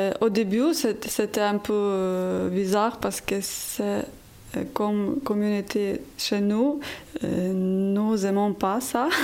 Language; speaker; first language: French; non-native, learner; Ukrainian